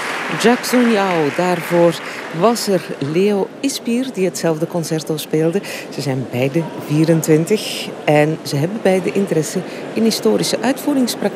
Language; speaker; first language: Dutch; native; Dutch